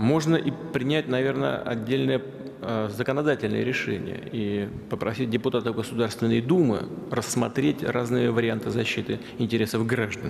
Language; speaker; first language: Russian; native; Russian